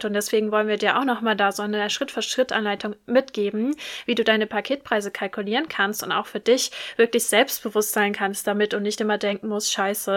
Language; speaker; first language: German; native; German